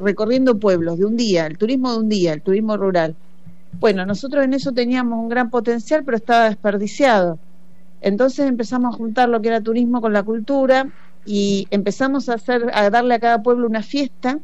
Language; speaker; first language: Spanish; native; Spanish